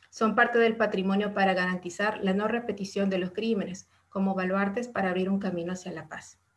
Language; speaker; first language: Spanish; native; Spanish